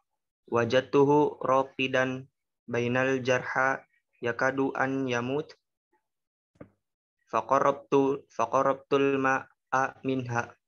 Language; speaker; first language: Arabic; non-native, learner; Indonesian